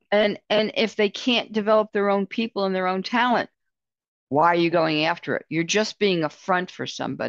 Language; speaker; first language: English; native; English